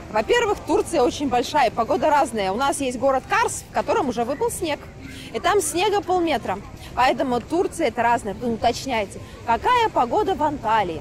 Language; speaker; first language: Russian; native; Russian